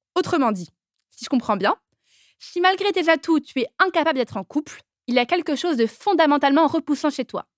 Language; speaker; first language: French; native; French